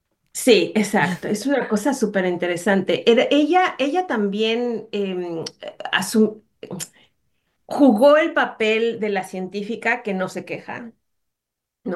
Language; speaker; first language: Spanish; native; Spanish